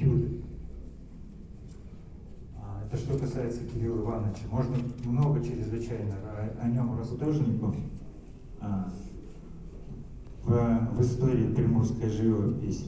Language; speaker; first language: Russian; native; Russian